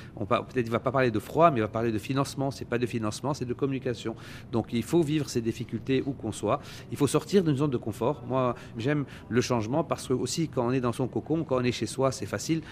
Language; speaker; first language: French; non-native, local second language; Arabic